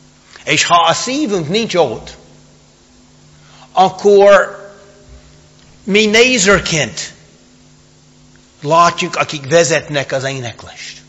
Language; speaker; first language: Hungarian; non-native, fluent; English